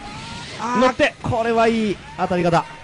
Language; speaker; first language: Japanese; native; Japanese